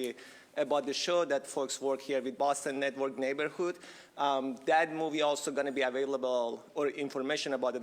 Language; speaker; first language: English; non-native, fluent; Persian